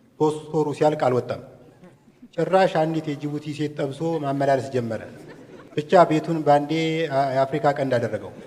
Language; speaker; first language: Amharic; native; Amharic